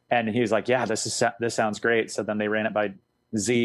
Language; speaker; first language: English; native; English